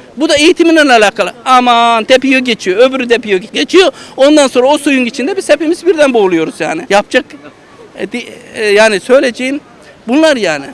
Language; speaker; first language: Turkish; native; Turkish